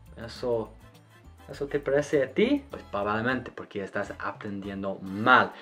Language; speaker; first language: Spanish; non-native, fluent; English